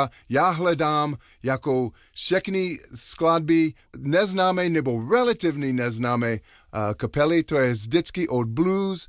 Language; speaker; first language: Czech; non-native, learner; English